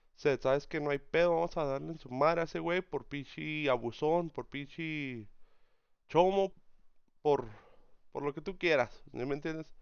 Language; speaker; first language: Spanish; early bilingual, heritage; Spanish